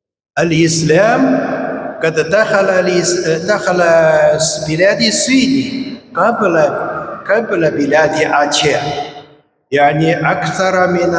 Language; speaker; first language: Arabic; non-native, fluent; Chinese